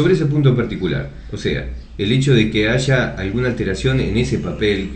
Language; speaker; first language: Spanish; native; Spanish